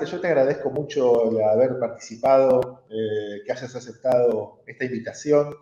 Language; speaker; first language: Spanish; native; Spanish